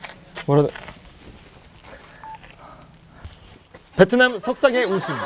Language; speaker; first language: Korean; native; Korean